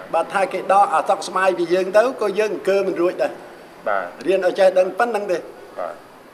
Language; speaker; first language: Khmer; non-native, local second language; Western Cham